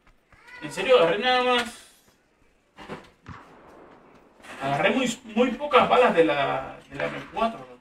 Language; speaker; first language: Spanish; native; Spanish